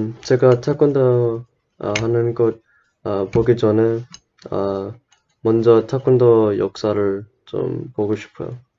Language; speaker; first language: Korean; non-native, learner; English